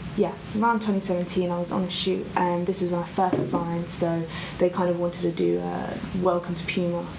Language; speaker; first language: English; native; English